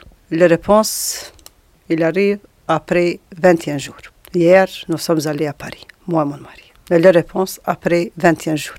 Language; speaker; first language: French; non-native, learner; Albanian